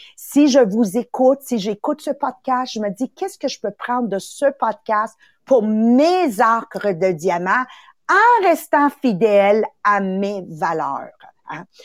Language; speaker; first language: French; early bilingual, other home language; Italian